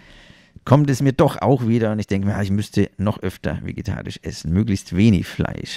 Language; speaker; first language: German; native; German